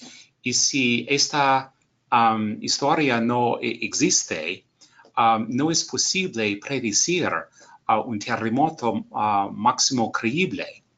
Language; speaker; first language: Spanish; non-native, learner; English